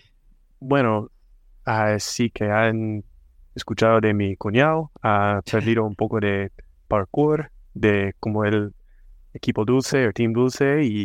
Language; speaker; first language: Spanish; non-native, fluent; English